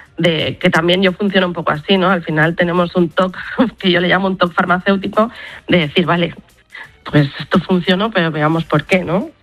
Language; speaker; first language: Spanish; native; Spanish